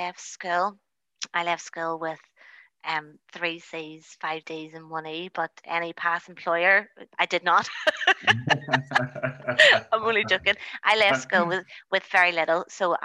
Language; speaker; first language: English; native; English